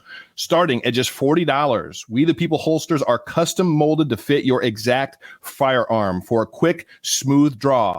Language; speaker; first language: English; native; English